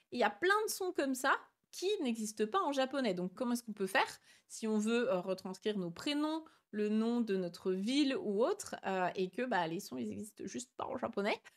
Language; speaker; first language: French; native; French